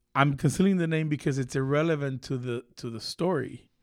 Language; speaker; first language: English; early bilingual, other home language; Spanish